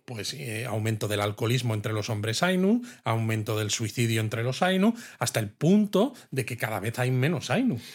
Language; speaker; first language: Spanish; native; Spanish